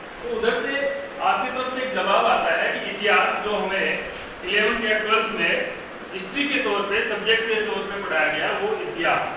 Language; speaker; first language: Hindi; native; Hindi